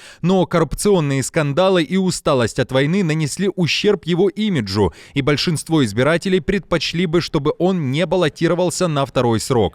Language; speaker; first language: Russian; native; Russian